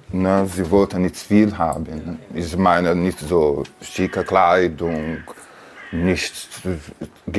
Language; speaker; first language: German; non-native, fluent; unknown